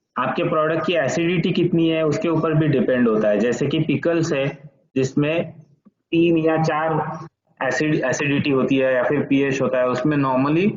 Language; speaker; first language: Hindi; non-native, local second language; Marathi